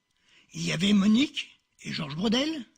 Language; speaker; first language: French; native; French